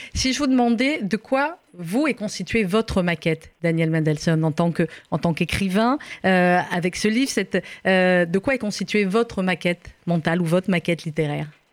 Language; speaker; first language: French; native; French